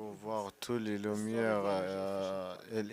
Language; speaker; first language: French; non-native, learner; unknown